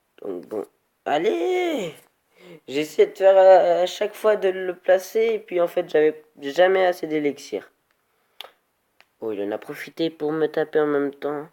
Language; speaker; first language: French; native; French